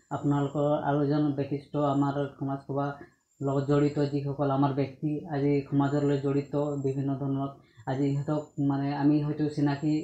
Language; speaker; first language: Assamese; native; Assamese